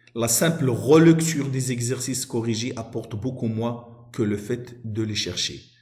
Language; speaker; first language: French; non-native, local second language; Arabic